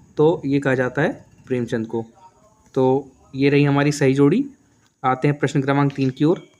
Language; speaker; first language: Hindi; native; Hindi